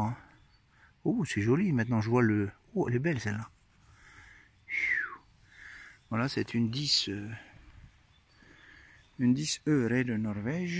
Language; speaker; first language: French; native; French